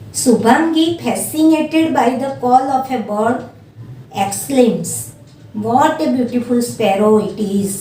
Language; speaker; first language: English; non-native, local second language; Gujarati